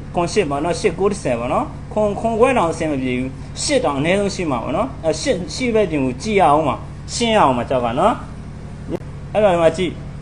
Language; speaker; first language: Burmese; native; Burmese